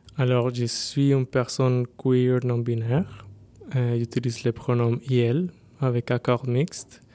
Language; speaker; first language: French; non-native, fluent; Spanish